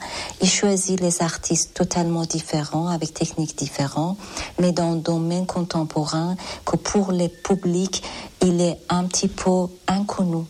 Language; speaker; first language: French; non-native, fluent; Persian